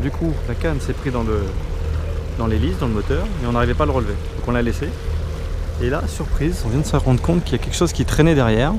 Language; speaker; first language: French; native; French